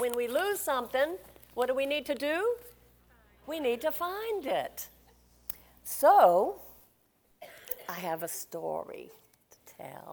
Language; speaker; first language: English; native; English